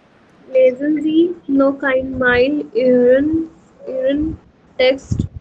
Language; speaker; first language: German; non-native, learner; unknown